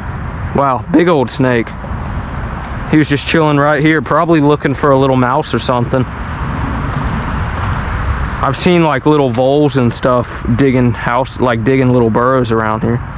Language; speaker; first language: English; native; English